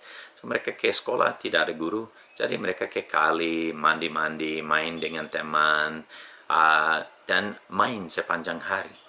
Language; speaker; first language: Indonesian; non-native, fluent; English